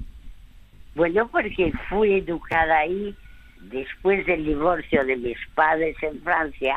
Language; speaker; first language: Spanish; early bilingual, other home language; French